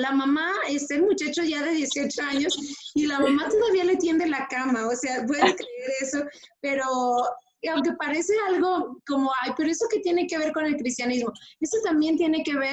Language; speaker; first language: Spanish; native; Spanish